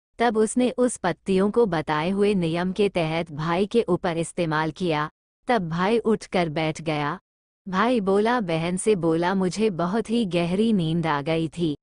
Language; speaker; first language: Hindi; native; Hindi